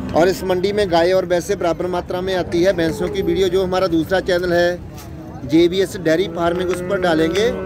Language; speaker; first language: Hindi; non-native, local second language; Punjabi